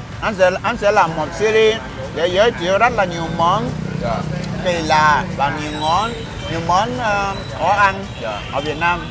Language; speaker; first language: Vietnamese; non-native, fluent; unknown